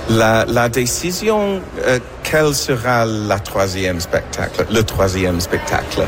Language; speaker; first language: French; non-native, fluent; English